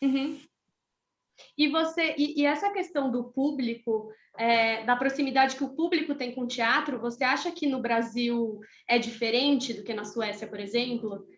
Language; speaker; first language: Portuguese; native; Portuguese